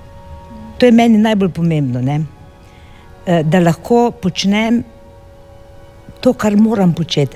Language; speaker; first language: Slovenian; non-native, fluent; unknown